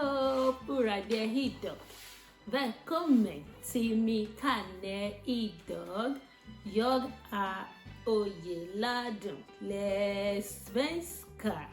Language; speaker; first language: Swedish; non-native, learner; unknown